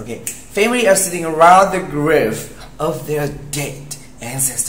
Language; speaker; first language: English; non-native, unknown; Vietnamese